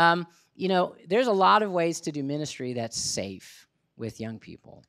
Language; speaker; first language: English; native; English